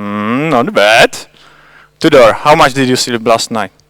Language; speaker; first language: English; non-native, fluent; Czech